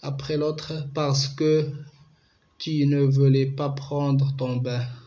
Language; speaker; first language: French; non-native, local second language; Arabic